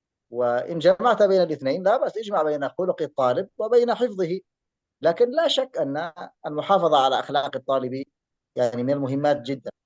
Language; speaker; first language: Arabic; native; Arabic